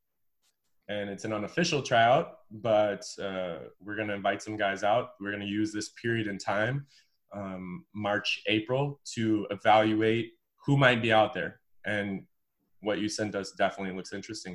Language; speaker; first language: English; native; English